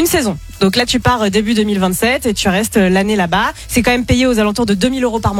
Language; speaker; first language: French; native; French